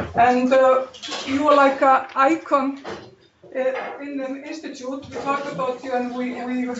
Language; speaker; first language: English; non-native, fluent; Icelandic